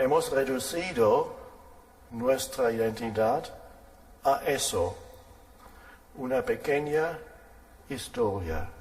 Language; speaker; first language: Spanish; non-native, fluent; German